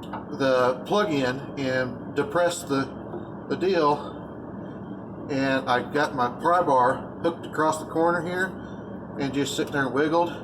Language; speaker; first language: English; native; English